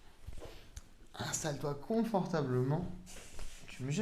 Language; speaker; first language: French; native; French